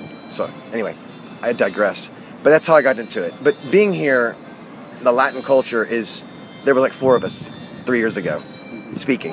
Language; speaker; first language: English; early bilingual, other home language; Spanish